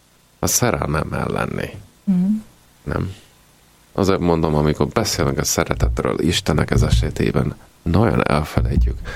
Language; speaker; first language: Hungarian; non-native, fluent; Italian